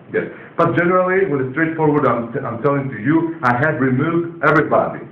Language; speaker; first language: English; non-native, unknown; Greek